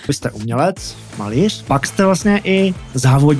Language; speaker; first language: Czech; native; Czech